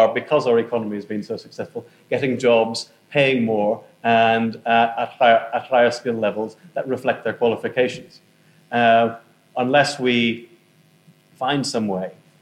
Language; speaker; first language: English; native; English